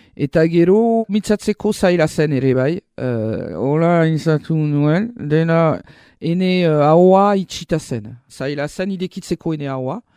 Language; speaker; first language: Basque; non-native, local second language; French